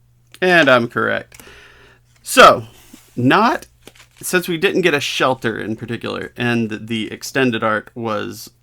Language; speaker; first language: English; native; English